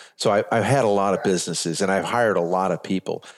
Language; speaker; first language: English; native; English